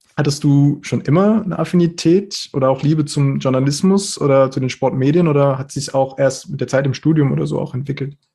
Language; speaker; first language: German; native; German